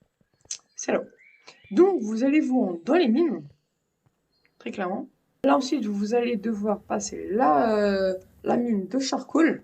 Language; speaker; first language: French; native; French